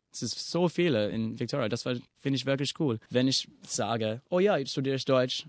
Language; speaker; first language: German; non-native, fluent; English